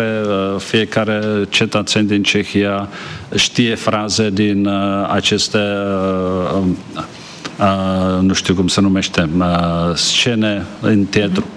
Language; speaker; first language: Romanian; non-native, learner; Czech